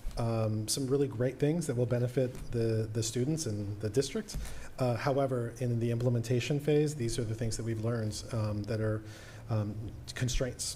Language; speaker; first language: English; native; English